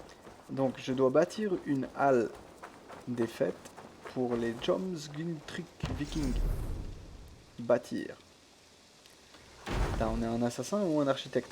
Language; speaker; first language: French; native; French